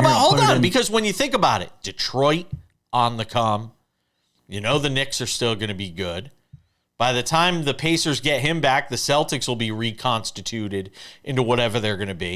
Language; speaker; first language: English; native; English